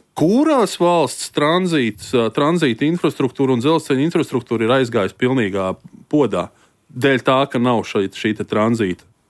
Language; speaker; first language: Latvian; native; Latvian